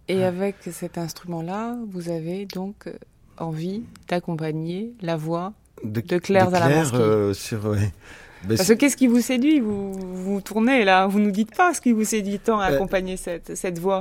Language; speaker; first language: French; native; French